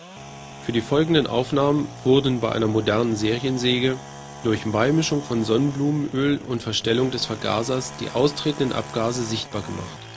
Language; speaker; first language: German; native; German